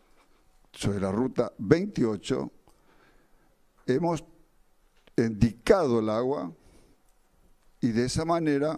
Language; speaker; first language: Spanish; native; Spanish